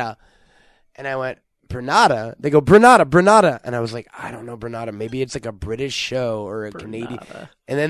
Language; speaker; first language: English; native; English